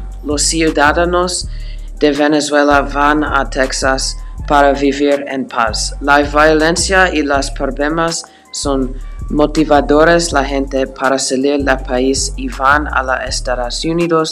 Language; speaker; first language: Spanish; non-native, learner; English